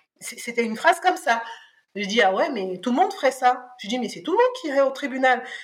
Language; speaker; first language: French; early bilingual, other home language; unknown